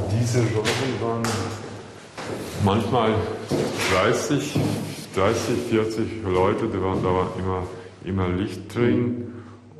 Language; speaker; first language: German; non-native, fluent; Latvian